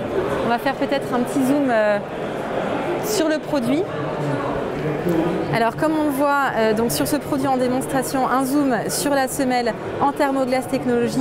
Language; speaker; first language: French; native; French